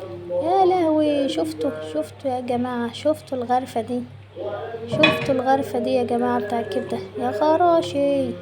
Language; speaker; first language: Arabic; native; Arabic